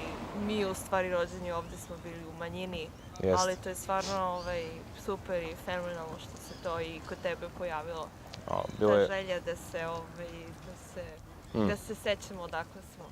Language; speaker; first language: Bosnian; early bilingual, heritage; Bosnian